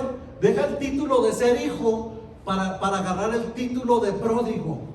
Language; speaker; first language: Spanish; native; Spanish